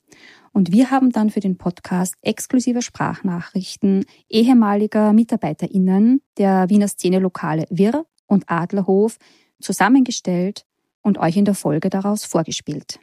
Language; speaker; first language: German; native; German